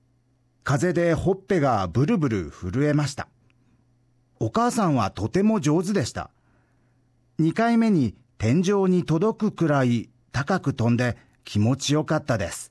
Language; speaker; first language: Japanese; native; Japanese